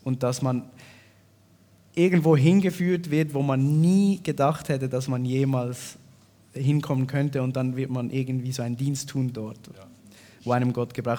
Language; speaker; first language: German; native; German